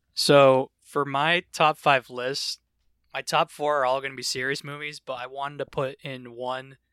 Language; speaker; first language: English; early bilingual, other home language; Filipino